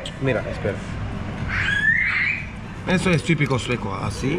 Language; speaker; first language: Spanish; non-native, learner; Swedish